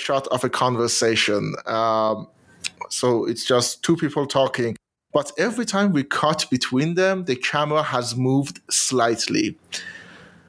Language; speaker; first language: English; non-native, fluent; Persian